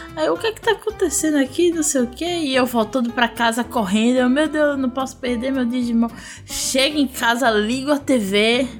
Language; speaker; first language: Portuguese; native; Portuguese